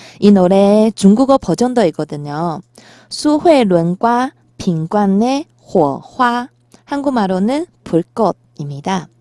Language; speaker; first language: Korean; non-native, fluent; Chinese